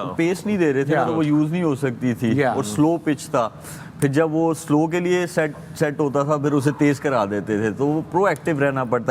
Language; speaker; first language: Urdu; native; Urdu